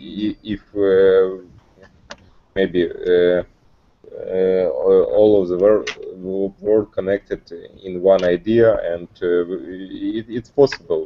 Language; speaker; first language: English; non-native, learner; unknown